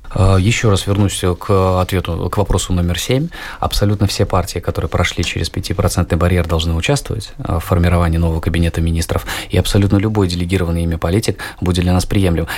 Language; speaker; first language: Russian; native; Russian